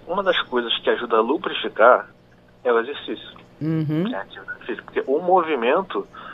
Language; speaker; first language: Portuguese; native; Portuguese